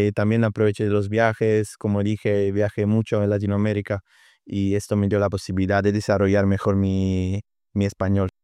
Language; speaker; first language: Spanish; non-native, fluent; Italian